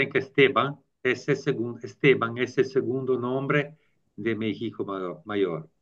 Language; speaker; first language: Spanish; non-native, learner; Italian